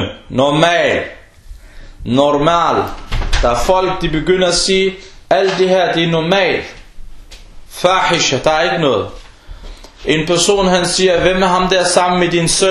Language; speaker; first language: Danish; early bilingual, other home language; Arabic